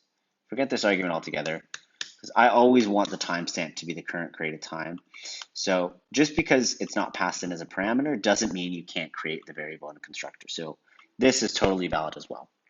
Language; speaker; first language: English; native; English